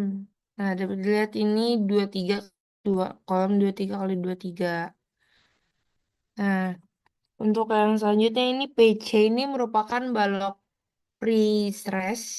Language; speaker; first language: Indonesian; native; Indonesian